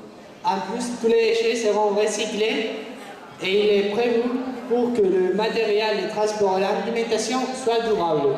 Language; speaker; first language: French; non-native, fluent; Spanish